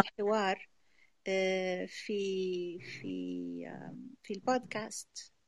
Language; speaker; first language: Arabic; native; Arabic